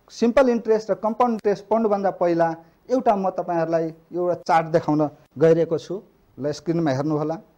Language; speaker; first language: Nepali; non-native, local second language; Maithili